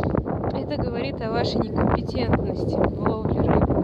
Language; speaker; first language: Russian; native; Russian